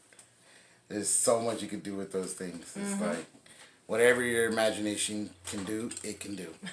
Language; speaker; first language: English; native; English